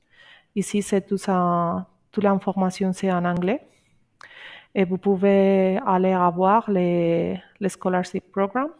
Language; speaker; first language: French; non-native, learner; Spanish